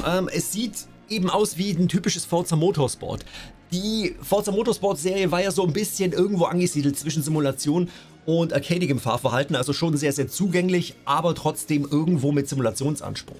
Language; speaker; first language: German; native; German